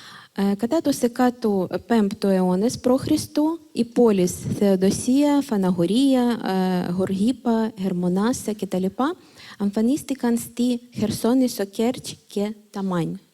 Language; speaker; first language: Greek; non-native, fluent; Ukrainian